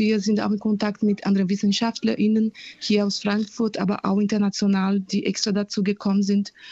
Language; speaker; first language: German; non-native, fluent; Portuguese